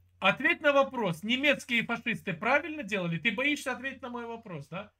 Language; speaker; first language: Russian; native; Russian